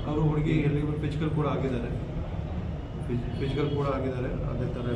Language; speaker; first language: Kannada; non-native, learner; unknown